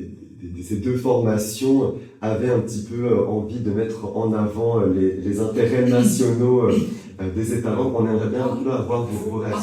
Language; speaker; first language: French; native; French